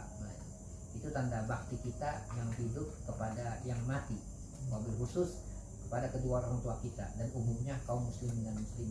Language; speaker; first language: Indonesian; native; Indonesian